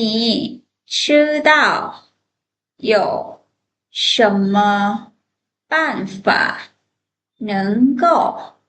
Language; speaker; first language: Chinese; non-native, fluent; Lao